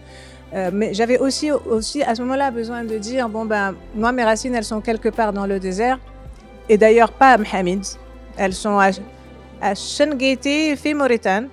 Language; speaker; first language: French; non-native, local second language; Arabic